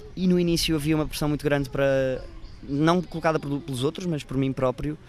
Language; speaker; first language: Portuguese; native; Portuguese